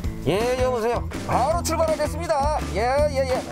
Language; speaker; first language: Korean; native; Korean